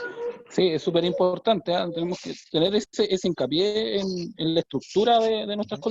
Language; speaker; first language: Spanish; native; Spanish